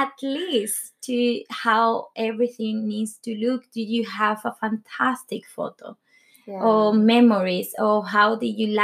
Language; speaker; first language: English; non-native, learner; Spanish